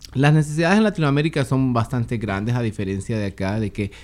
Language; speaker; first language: Spanish; native; Spanish